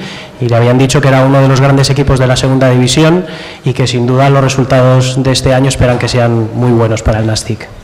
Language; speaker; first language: Spanish; native; Spanish